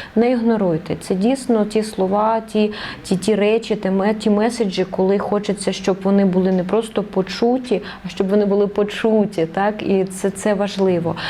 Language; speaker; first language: Ukrainian; native; Ukrainian